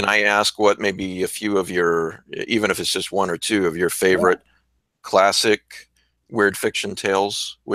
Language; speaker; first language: English; native; English